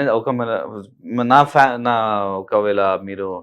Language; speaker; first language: Telugu; non-native, learner; Hindi